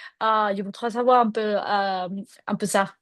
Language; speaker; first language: French; non-native, fluent; Spanish